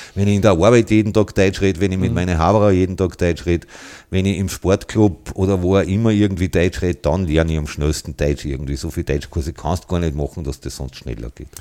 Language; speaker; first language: German; native; German